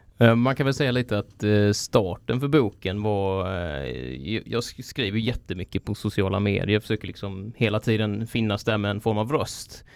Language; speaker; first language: Swedish; native; Swedish